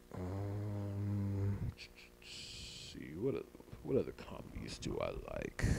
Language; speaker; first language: English; native; English